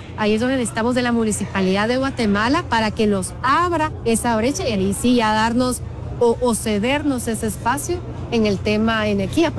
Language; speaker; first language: Spanish; native; Spanish